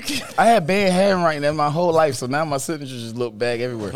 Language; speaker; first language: English; native; English